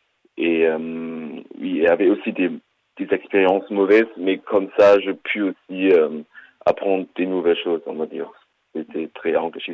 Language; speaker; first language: French; non-native, fluent; German